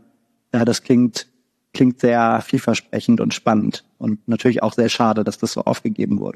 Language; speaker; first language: German; native; German